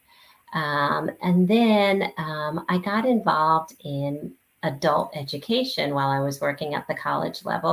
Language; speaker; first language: English; native; English